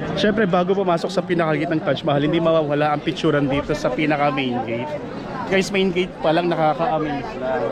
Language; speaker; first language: Filipino; native; Filipino